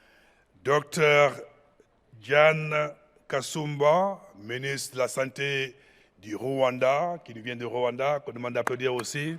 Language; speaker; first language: French; non-native, local second language; Wolof